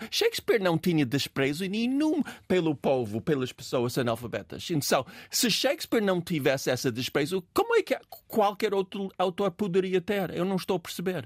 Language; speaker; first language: Portuguese; non-native, fluent; English